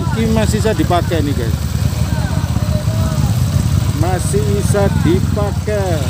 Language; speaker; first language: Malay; non-native, local second language; Javanese